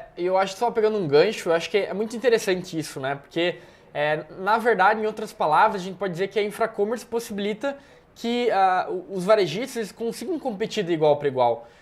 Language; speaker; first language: Portuguese; native; Portuguese